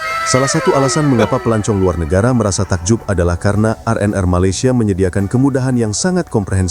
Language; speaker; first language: Indonesian; native; Indonesian